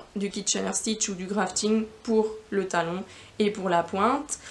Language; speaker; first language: French; non-native, fluent; Spanish